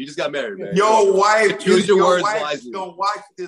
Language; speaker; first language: English; native; English